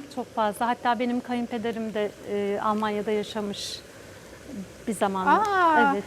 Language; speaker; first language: Turkish; native; Turkish